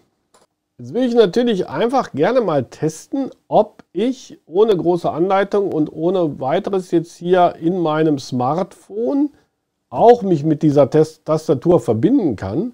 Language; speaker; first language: German; native; German